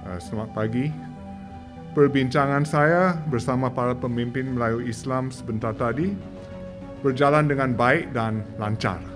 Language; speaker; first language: Malay; non-native, local second language; English